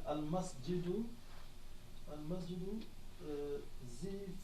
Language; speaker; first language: Arabic; non-native, learner; French